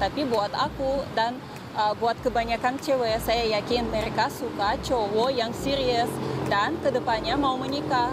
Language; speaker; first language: Indonesian; non-native, fluent; Russian